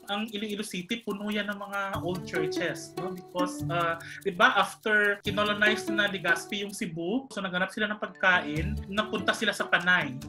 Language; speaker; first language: Filipino; non-native, local second language; Kinaray-a